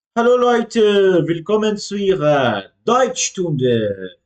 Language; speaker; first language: German; non-native, fluent; Portuguese